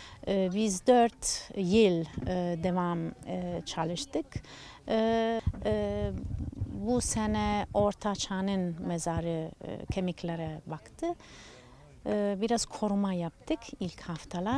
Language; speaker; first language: Turkish; non-native, learner; Italian